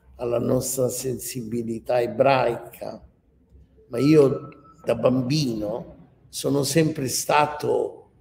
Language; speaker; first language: Italian; early bilingual, heritage; Arabic